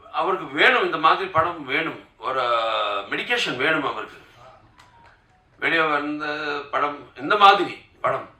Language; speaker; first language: Tamil; non-native, local second language; Telugu